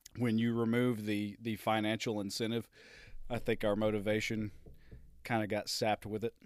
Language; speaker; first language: English; native; English